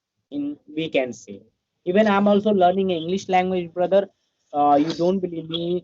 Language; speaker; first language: English; non-native, learner; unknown